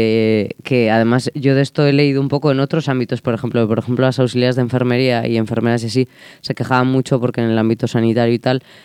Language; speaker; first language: Spanish; native; Spanish